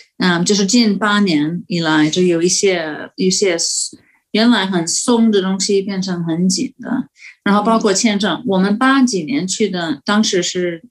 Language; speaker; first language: Chinese; non-native, fluent; English